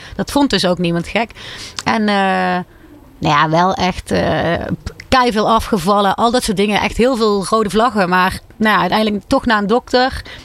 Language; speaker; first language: Dutch; native; Dutch